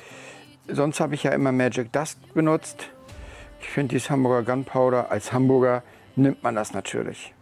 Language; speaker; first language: German; native; German